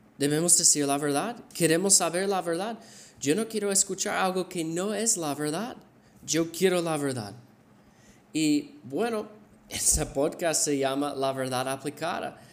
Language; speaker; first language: Spanish; non-native, fluent; English